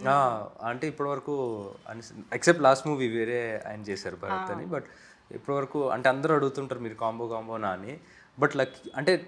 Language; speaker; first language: Telugu; native; Telugu